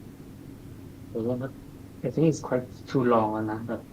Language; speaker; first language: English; non-native, learner; Thai